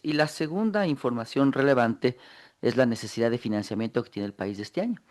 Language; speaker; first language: Spanish; native; Spanish